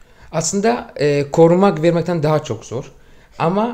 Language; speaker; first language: Turkish; non-native, fluent; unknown